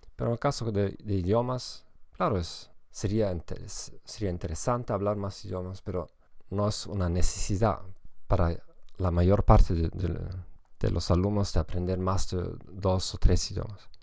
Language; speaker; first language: Spanish; non-native, fluent; German